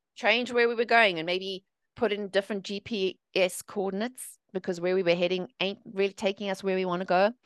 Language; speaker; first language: English; native; English